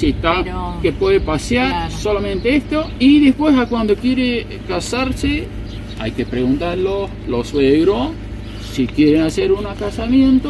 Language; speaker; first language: Spanish; non-native, local second language; Plautdietsch